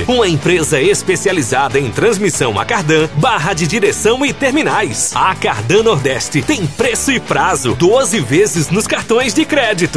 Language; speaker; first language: Portuguese; native; Portuguese